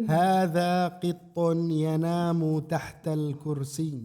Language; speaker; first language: Arabic; non-native, fluent; Indonesian